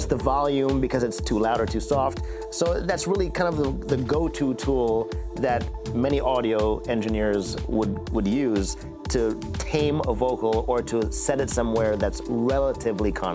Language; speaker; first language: English; native; English